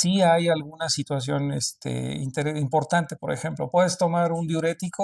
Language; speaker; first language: Spanish; native; Spanish